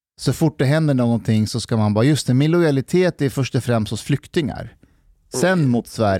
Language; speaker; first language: Swedish; native; Swedish